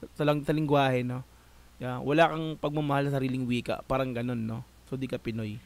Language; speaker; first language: Filipino; native; Filipino